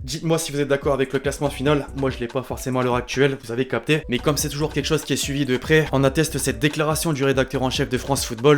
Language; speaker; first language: French; native; French